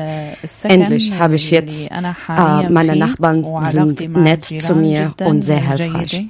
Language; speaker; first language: German; non-native, learner; Arabic